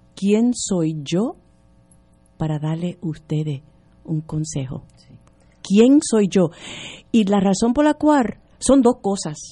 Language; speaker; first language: Spanish; early bilingual, heritage; Spanish